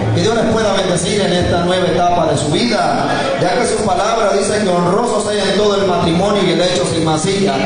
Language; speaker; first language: Spanish; native; Spanish